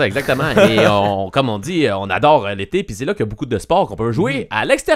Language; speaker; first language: French; native; French